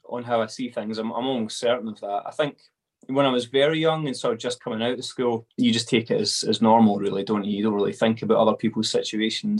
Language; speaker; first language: English; native; English